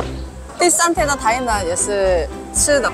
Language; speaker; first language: Chinese; non-native, fluent; Korean